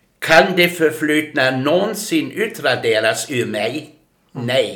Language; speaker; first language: Swedish; non-native, fluent; German